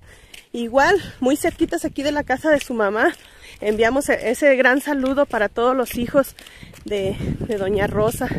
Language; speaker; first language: Spanish; native; Spanish